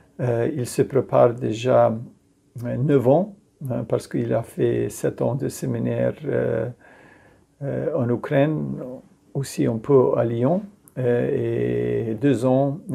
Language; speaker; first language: French; non-native, fluent; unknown